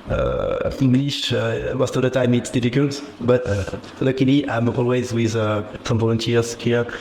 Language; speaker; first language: English; non-native, fluent; French